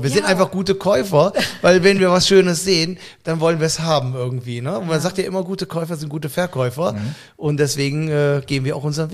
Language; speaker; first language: German; native; German